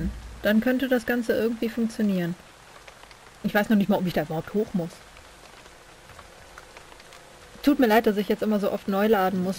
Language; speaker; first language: German; native; German